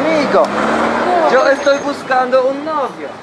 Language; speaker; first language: Spanish; non-native, learner; Polish